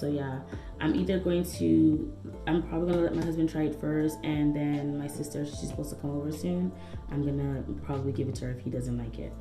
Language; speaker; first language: English; native; English